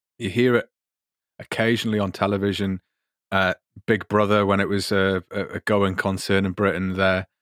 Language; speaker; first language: English; native; English